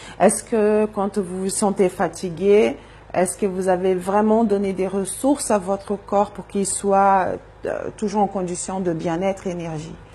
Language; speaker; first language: French; non-native, fluent; Portuguese